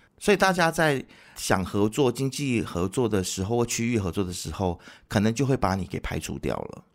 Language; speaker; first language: Chinese; native; Chinese